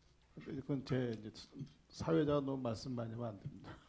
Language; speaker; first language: Korean; native; Korean